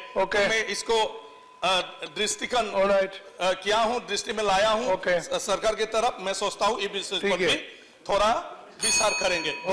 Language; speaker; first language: Hindi; non-native, local second language; Bodo